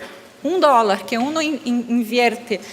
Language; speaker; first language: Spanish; non-native, learner; Portuguese